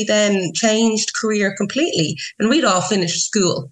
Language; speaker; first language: English; native; English